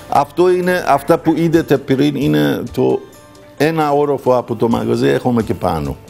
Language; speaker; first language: Greek; non-native, fluent; Persian